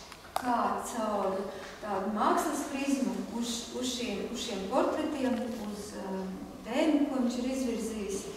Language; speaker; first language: Latvian; native; Latvian